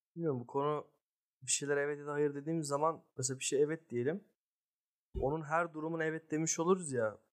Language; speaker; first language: Turkish; early bilingual, heritage; Turkish